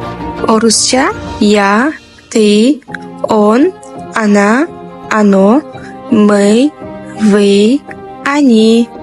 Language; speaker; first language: Russian; non-native, local second language; Kyrgyz